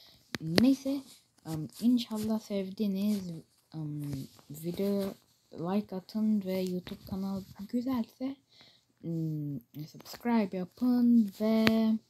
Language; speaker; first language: Turkish; early bilingual, heritage; Turkish